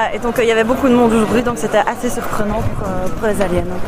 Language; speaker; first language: French; native; French